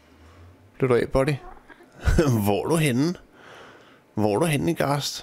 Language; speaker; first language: Danish; native; Danish